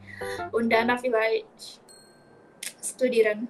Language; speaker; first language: German; non-native, fluent; Indonesian